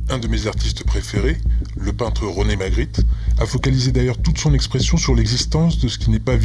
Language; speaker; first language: French; native; French